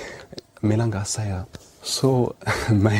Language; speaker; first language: Icelandic; non-native, learner; English